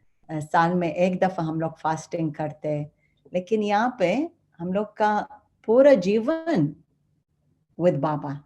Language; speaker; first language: Hindi; non-native, fluent; Arabic